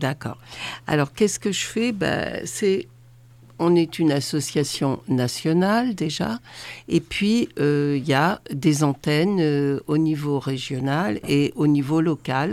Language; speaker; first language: French; native; French